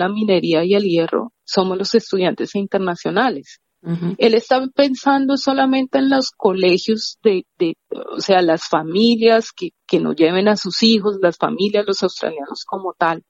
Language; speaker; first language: Spanish; native; Spanish